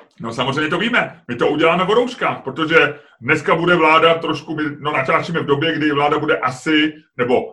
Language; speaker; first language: Czech; native; Czech